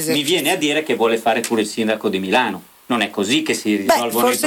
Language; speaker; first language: Italian; native; Italian